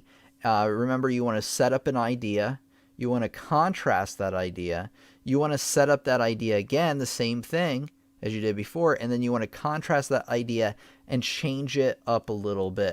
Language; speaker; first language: English; native; English